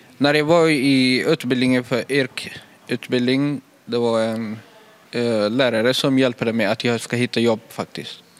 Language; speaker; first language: Swedish; non-native, fluent; Tigrinya